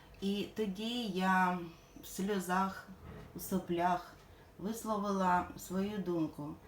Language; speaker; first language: Ukrainian; non-native, local second language; Russian